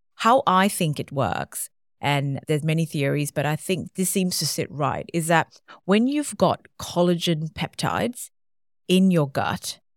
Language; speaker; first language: English; non-native, local second language; Tamil